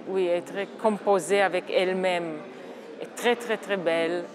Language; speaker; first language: French; non-native, fluent; Hebrew